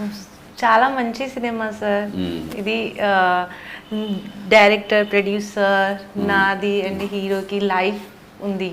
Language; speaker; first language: Telugu; non-native, learner; Hindi